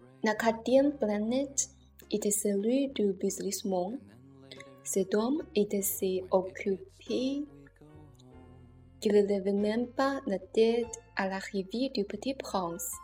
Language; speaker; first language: French; non-native, learner; Chinese